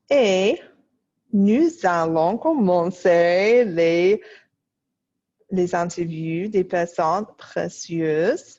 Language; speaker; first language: French; non-native, fluent; English